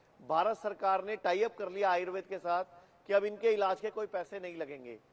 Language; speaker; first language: Hindi; native; Hindi